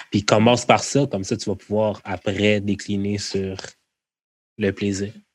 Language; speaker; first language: French; native; French